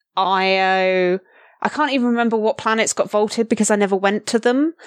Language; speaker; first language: English; native; English